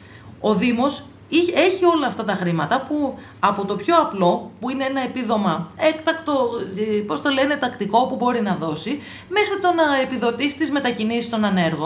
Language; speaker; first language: Greek; native; Greek